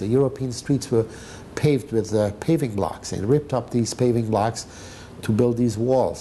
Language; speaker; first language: English; non-native, fluent; Hungarian